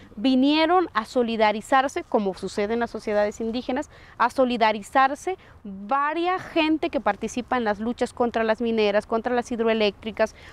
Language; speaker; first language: Spanish; native; Spanish